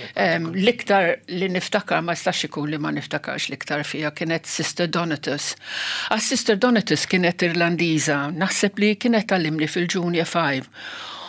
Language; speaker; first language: Maltese; non-native, local second language; Italian